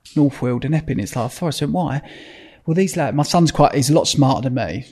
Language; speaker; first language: English; native; English